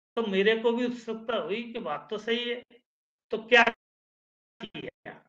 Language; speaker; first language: Hindi; native; Hindi